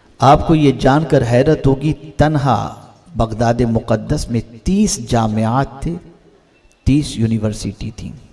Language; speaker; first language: Urdu; native; Urdu